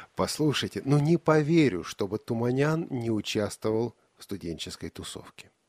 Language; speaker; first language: Russian; native; Russian